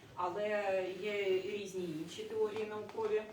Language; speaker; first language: Ukrainian; non-native, local second language; Russian